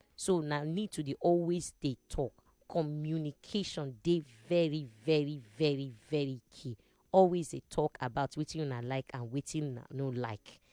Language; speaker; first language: Nigerian Pidgin; non-native, local second language; Igbo